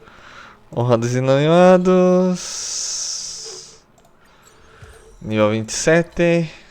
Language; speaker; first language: Portuguese; native; Portuguese